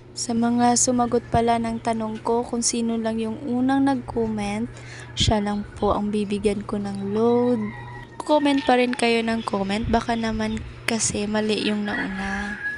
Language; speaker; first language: Filipino; non-native, local second language; Cebuano